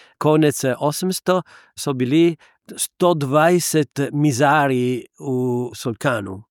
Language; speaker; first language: Slovenian; non-native, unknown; Italian